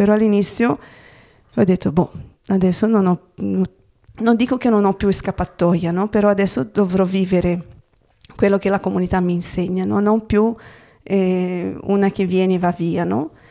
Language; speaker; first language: Italian; non-native, fluent; Portuguese